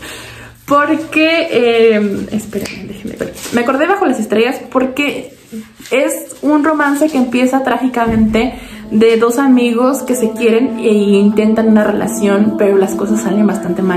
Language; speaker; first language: Spanish; native; Spanish